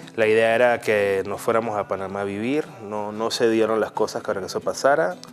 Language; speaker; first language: Spanish; native; Spanish